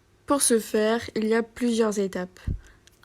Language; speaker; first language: French; native; French